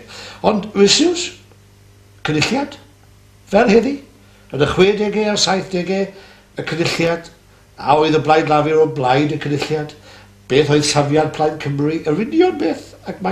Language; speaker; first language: Welsh; native; Welsh